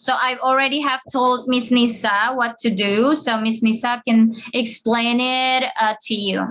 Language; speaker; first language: English; non-native, fluent; Indonesian